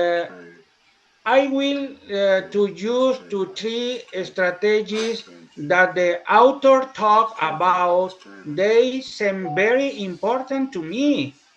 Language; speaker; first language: English; non-native, learner; Spanish